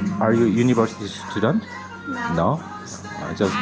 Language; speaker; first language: English; non-native, learner; Korean